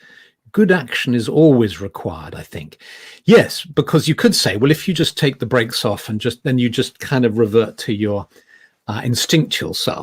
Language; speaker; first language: English; native; English